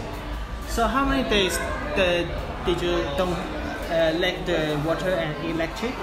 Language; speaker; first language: English; non-native, fluent; Cantonese